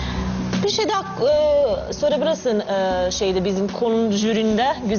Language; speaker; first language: Turkish; non-native, learner; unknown